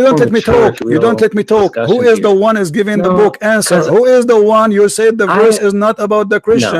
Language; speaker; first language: English; non-native, local second language; Arabic